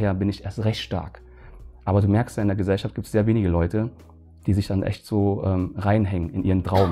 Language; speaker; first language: German; early bilingual, other home language; Vietnamese